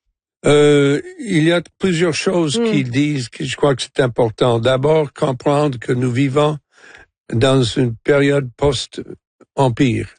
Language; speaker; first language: French; non-native, local second language; English